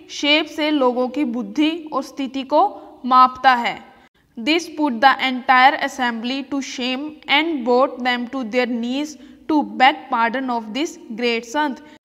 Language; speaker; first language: Hindi; native; Hindi